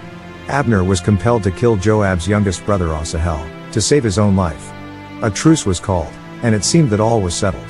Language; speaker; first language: English; native; English